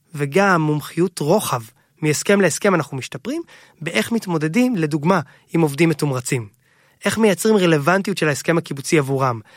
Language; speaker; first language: Hebrew; native; Hebrew